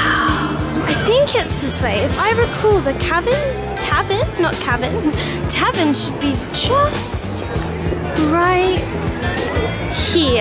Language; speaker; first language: English; native; English